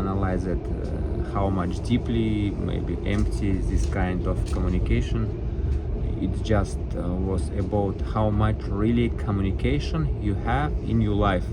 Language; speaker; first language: English; non-native, learner; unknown